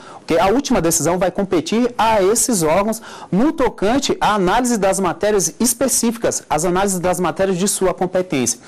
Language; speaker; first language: Portuguese; native; Portuguese